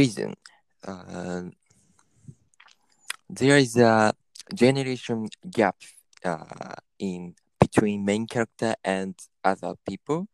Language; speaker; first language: English; non-native, learner; Japanese